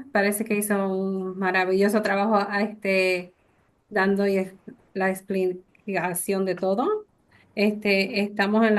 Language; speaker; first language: Spanish; early bilingual, heritage; Spanish